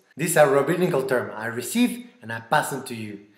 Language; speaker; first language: English; non-native, fluent; Spanish